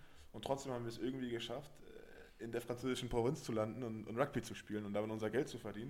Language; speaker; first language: German; native; German